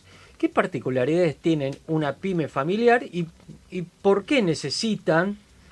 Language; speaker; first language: Spanish; native; Spanish